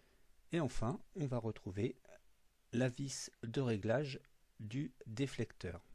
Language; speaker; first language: French; native; French